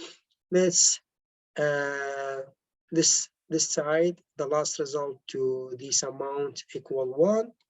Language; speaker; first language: English; non-native, local second language; Arabic